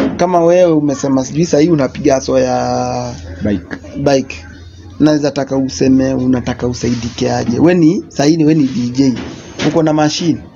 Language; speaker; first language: Swahili; native; Swahili